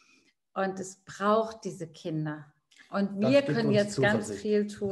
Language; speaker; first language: German; native; German